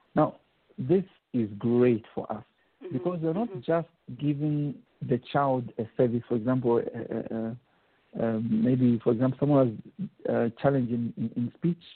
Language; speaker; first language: English; non-native, local second language; Bemba